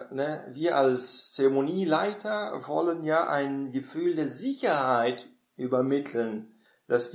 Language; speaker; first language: German; non-native, fluent; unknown